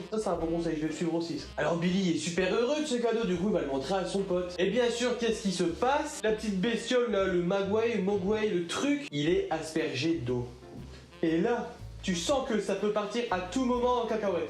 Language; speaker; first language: French; native; French